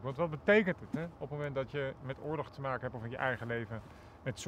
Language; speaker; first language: Dutch; native; Dutch